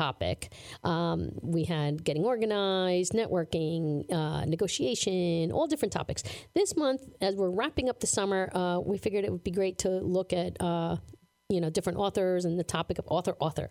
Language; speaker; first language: English; native; English